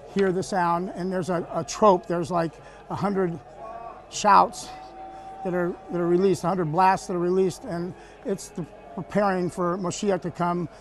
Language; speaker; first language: English; native; English